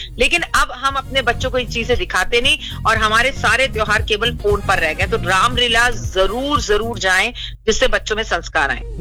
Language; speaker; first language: Hindi; native; Hindi